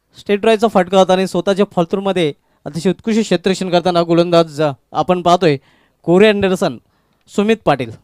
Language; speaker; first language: Marathi; native; Marathi